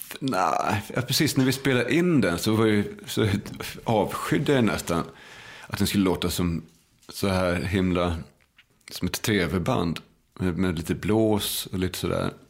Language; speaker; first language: Swedish; native; Swedish